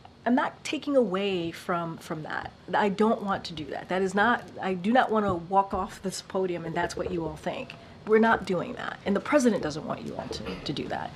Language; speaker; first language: English; native; English